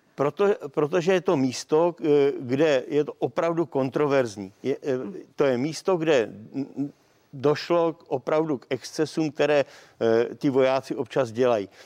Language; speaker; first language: Czech; native; Czech